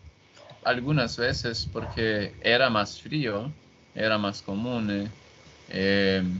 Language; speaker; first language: Spanish; non-native, learner; Portuguese